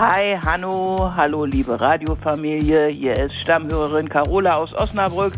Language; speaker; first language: German; native; German